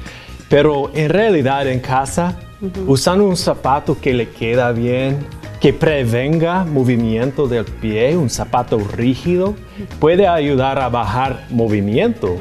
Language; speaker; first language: Spanish; non-native, fluent; English